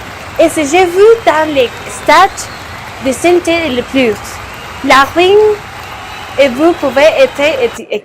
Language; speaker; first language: French; non-native, learner; Spanish